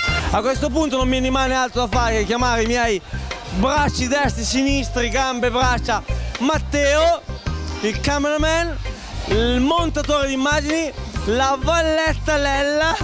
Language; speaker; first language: Italian; native; Italian